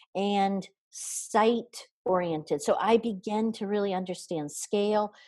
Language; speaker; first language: English; native; English